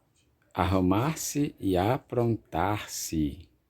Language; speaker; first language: Portuguese; native; Portuguese